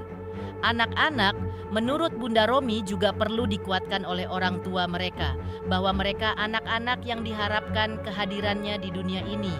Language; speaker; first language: Indonesian; native; Indonesian